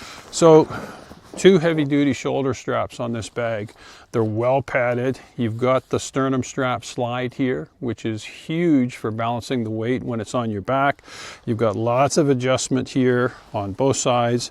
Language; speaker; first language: English; native; English